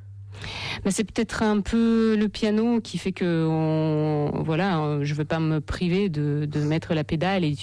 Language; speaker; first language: French; non-native, fluent; Russian